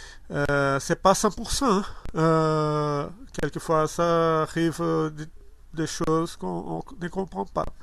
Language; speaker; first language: French; non-native, learner; Portuguese